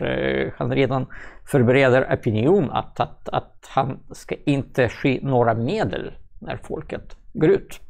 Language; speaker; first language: Swedish; non-native, fluent; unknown